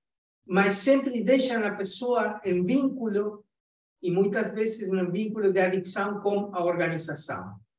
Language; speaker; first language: Portuguese; non-native, fluent; Spanish